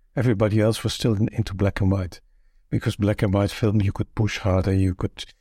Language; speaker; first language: English; non-native, fluent; Dutch